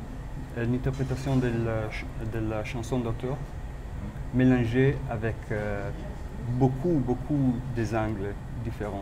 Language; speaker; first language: French; non-native, fluent; Italian